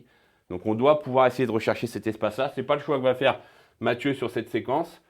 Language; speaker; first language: French; native; French